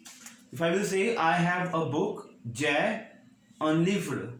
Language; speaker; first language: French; non-native, learner; Hindi